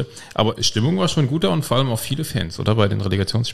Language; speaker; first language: German; native; German